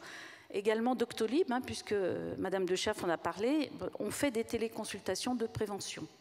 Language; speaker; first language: French; native; French